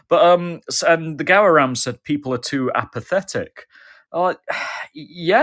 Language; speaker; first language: English; native; English